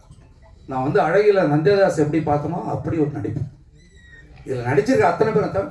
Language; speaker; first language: Tamil; native; Tamil